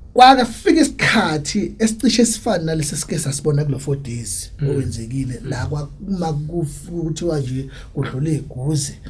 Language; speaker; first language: Zulu; native; Zulu